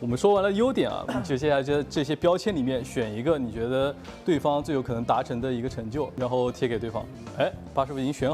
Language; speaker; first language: Chinese; native; Chinese